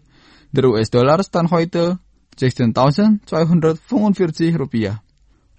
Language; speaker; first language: German; non-native, fluent; Indonesian